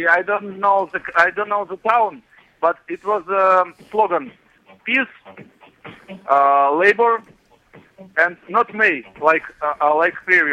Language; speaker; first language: English; non-native, learner; Russian